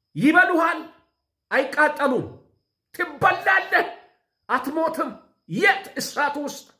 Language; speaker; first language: Amharic; non-native, local second language; Oromo